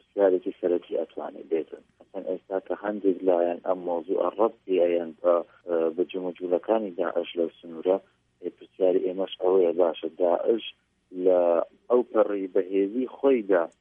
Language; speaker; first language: Central Kurdish; native; Central Kurdish